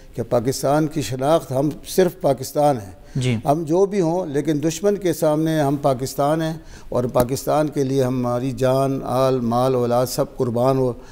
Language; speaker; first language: Urdu; non-native, local second language; Pashto